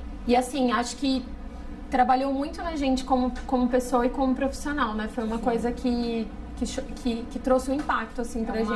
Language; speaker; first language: Portuguese; native; Portuguese